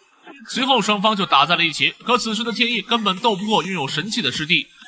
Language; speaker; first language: Chinese; native; Chinese